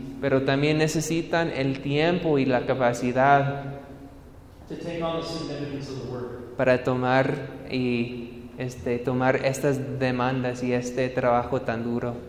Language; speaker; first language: Spanish; non-native, fluent; English